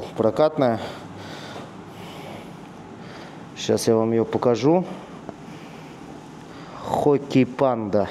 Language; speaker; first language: Russian; native; Russian